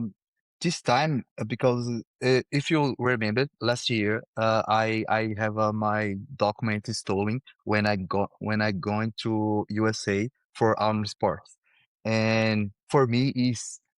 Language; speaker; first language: English; non-native, learner; Portuguese